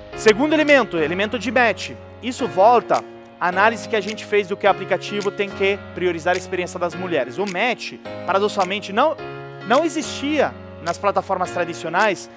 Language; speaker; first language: Portuguese; non-native, fluent; Italian